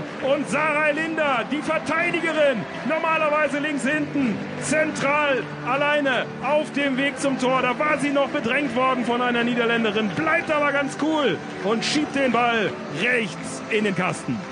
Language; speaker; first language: German; native; German